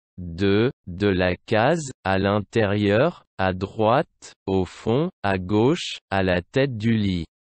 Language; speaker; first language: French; non-native, local second language; Arabic